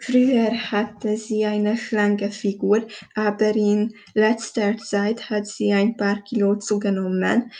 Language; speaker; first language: German; non-native, learner; Hungarian